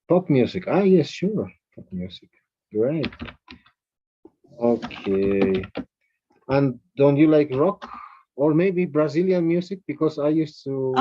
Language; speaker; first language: English; non-native, fluent; Spanish